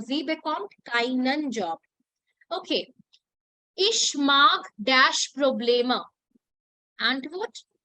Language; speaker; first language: German; non-native, learner; Hindi